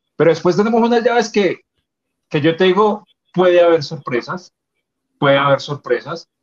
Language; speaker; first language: Spanish; native; Spanish